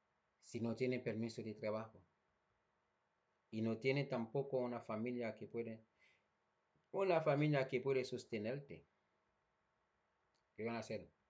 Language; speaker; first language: Spanish; non-native, fluent; Haitian Creole